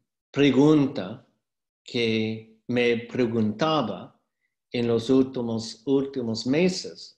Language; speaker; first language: Spanish; non-native, fluent; English